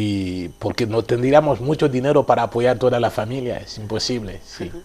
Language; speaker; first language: Spanish; non-native, fluent; Haitian Creole